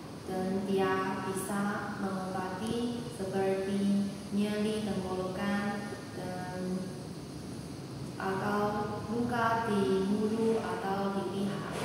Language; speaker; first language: Indonesian; non-native, learner; Chinese